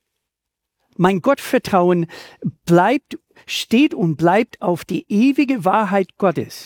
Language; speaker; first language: German; native; German